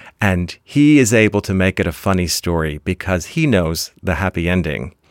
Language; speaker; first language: English; native; English